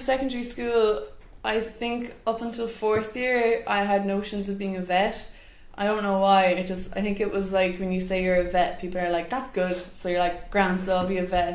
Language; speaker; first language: English; native; English